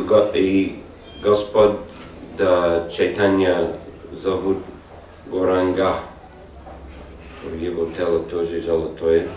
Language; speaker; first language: Russian; non-native, learner; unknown